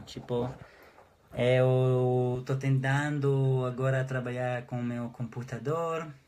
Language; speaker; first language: Portuguese; non-native, fluent; Hebrew